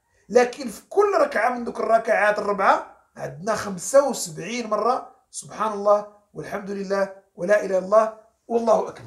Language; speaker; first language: Arabic; native; Arabic